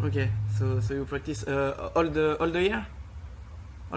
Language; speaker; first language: English; non-native, learner; French